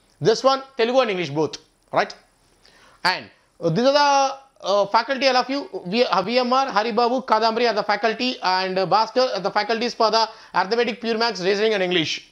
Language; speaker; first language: English; non-native, local second language; Telugu